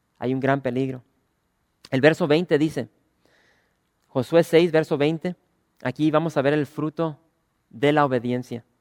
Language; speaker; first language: Spanish; early bilingual, other home language; English